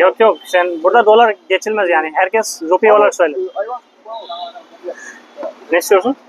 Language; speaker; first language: Turkish; non-native, fluent; Hindi